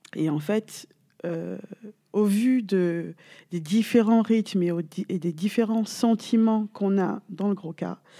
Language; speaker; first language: French; native; French